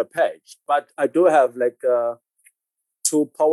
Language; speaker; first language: English; non-native, local second language; Zulu